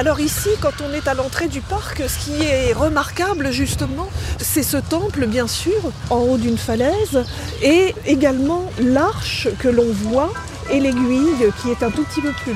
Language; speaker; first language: French; native; French